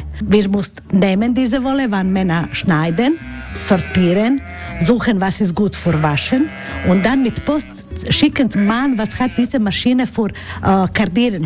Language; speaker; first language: German; non-native, learner; Croatian